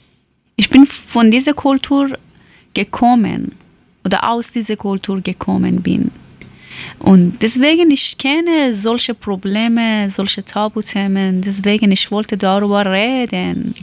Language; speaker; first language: German; non-native, learner; Persian